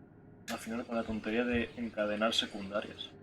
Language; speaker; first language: Spanish; native; Spanish